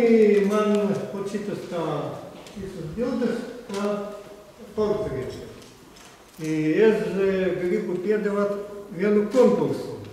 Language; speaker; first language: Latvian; non-native, local second language; Russian